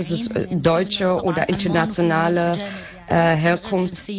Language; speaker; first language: German; non-native, learner; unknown